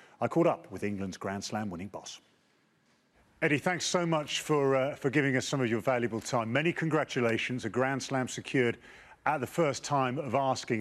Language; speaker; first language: English; native; English